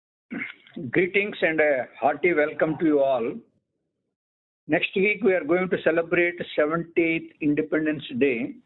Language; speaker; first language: English; non-native, local second language; Telugu